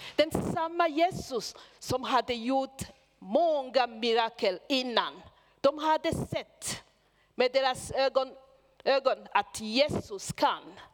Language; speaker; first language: Swedish; non-native, fluent; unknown